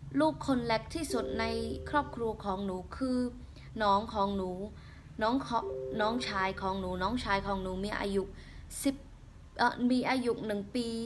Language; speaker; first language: Thai; non-native, learner; Khmer